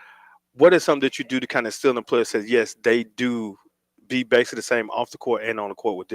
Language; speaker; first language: English; native; English